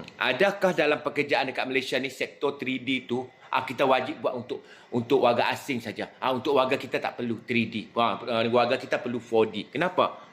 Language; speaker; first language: Malay; native; Malay